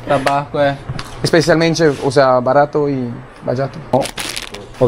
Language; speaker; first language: Portuguese; non-native, learner; French